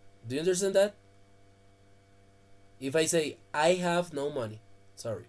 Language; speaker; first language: English; non-native, fluent; Spanish